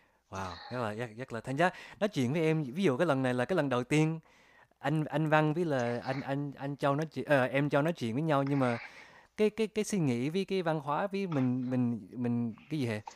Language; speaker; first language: Vietnamese; early bilingual, heritage; Vietnamese